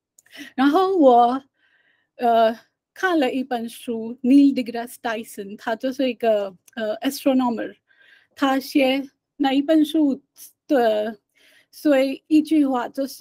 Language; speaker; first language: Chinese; non-native, fluent; Hindi